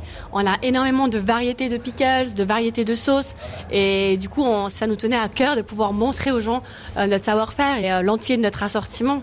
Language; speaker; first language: French; native; French